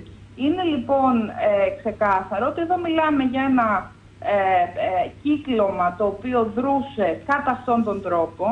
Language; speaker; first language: Greek; native; Greek